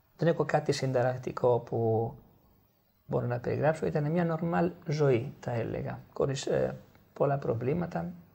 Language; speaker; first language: Greek; non-native, fluent; Italian